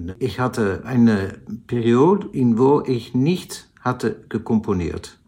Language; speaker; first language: German; non-native, learner; Dutch